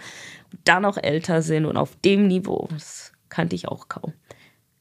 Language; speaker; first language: German; non-native, fluent; Swahili